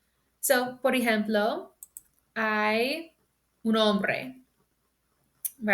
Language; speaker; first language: Spanish; non-native, fluent; English